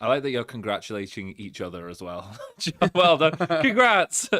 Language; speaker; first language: English; native; English